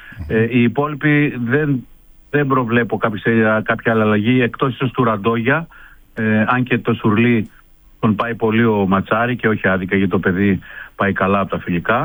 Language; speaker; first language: Greek; native; Greek